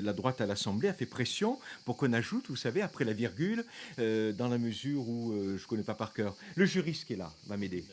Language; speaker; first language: French; native; French